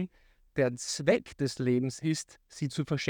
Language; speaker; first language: German; native; German